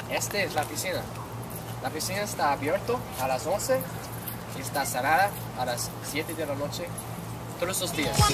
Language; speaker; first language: Spanish; non-native, learner; English